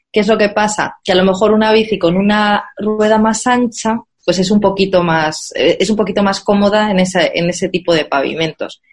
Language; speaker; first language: Spanish; native; Spanish